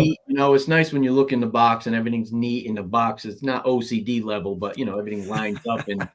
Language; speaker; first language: English; native; English